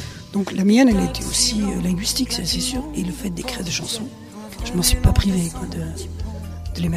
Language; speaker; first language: French; early bilingual, other home language; Spanish